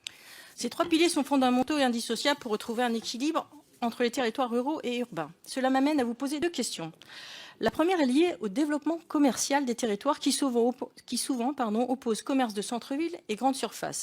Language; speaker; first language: French; native; French